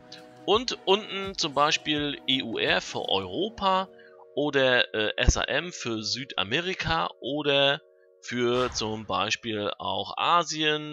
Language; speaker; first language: German; native; German